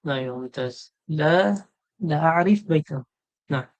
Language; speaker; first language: Arabic; non-native, fluent; Filipino